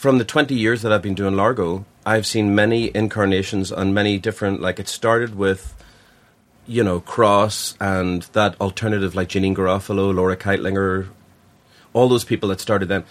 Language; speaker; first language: English; native; English